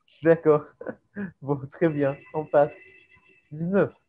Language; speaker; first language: French; native; French